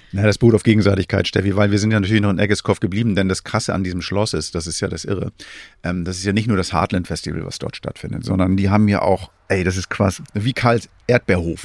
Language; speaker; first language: German; native; German